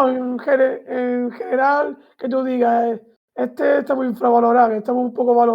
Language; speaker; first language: Spanish; native; Spanish